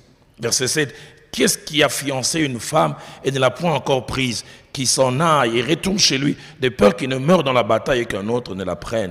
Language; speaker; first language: French; non-native, local second language; Lingala